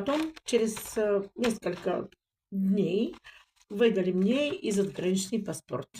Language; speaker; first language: Russian; non-native, learner; Bulgarian